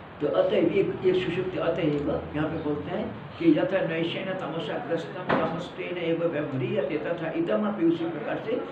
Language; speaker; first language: Hindi; non-native, local second language; Malayalam